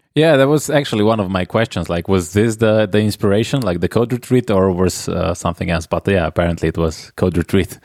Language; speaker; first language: English; non-native, fluent; Slovenian